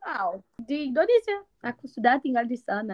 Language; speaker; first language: Indonesian; non-native, learner; Portuguese